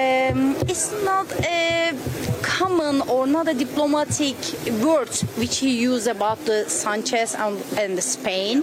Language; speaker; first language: English; non-native, fluent; Turkish